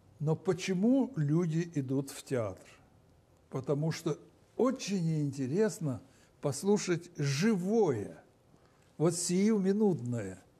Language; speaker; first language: Russian; non-native, local second language; Romanian